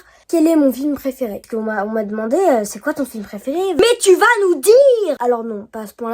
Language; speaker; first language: French; native; French